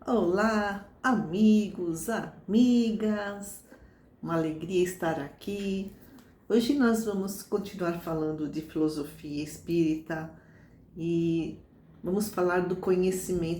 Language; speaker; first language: Portuguese; native; Portuguese